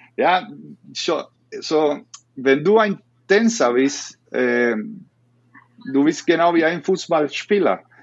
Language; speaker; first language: German; non-native, learner; Spanish